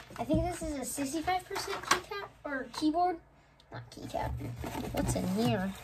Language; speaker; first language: English; native; English